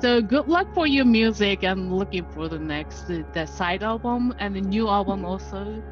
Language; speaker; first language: English; non-native, learner; Japanese